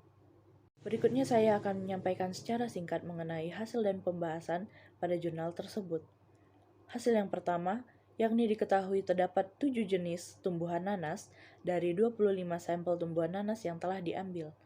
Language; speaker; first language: Indonesian; native; Indonesian